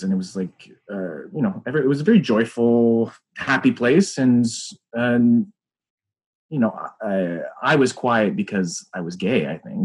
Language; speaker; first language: English; native; English